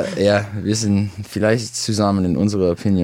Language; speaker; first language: German; non-native, learner; English